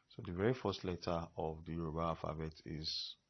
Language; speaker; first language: English; non-native, local second language; Yoruba